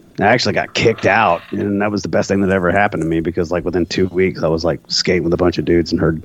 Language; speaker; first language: English; native; English